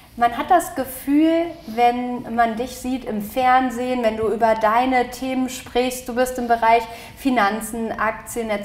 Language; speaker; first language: German; native; German